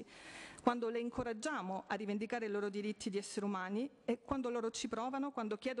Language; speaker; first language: Italian; native; Italian